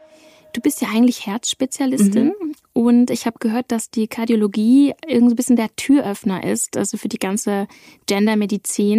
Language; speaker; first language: German; native; German